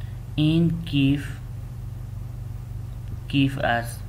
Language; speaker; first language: Persian; non-native, fluent; Urdu